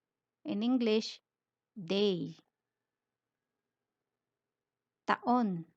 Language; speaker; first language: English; non-native, local second language; Filipino